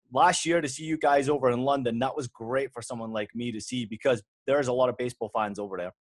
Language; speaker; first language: English; native; English